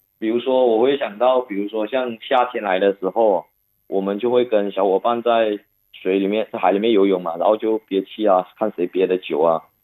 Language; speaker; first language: Chinese; non-native, local second language; Cantonese